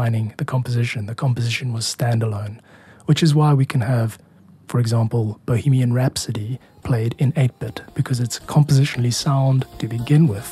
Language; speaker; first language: English; native; English